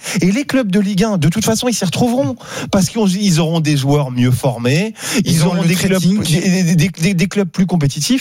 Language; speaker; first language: French; native; French